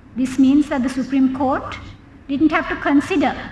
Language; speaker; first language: English; non-native, local second language; Sinhala